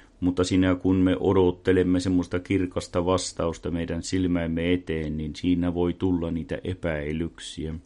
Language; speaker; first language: Finnish; non-native, local second language; Swedish